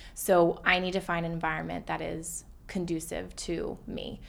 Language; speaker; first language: English; native; English